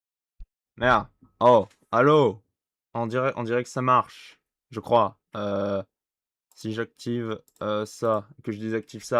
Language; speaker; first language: French; native; French